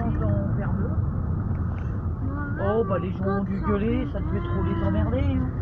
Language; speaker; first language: French; native; French